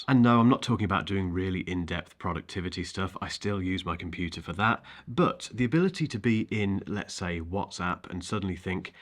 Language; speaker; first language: English; native; English